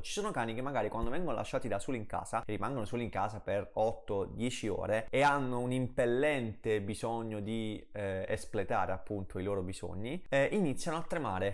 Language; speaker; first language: Italian; native; Italian